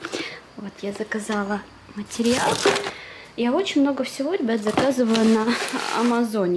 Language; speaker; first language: Russian; native; Russian